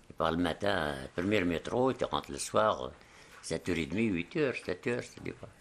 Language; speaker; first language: French; non-native, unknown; Arabic